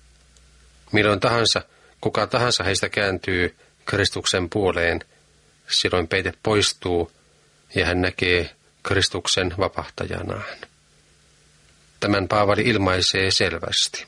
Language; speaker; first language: Finnish; native; Finnish